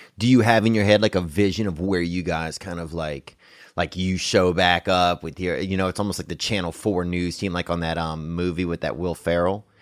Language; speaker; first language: English; native; English